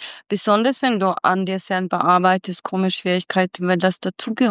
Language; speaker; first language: German; non-native, fluent; Swedish